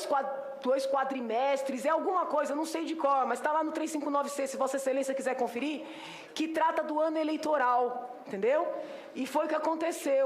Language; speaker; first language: Portuguese; native; Portuguese